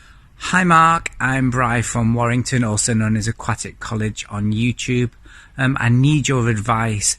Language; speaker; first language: English; native; English